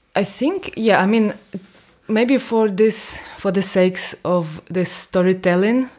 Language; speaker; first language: English; non-native, fluent; Ukrainian